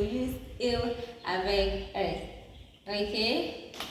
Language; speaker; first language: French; non-native, fluent; English